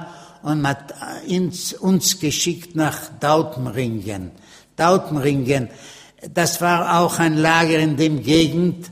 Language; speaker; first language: German; non-native, learner; Yiddish